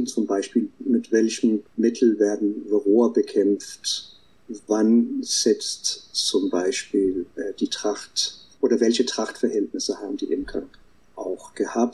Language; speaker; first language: German; non-native, fluent; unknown